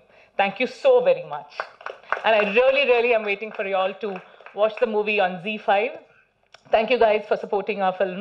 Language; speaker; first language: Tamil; non-native, learner; Malayalam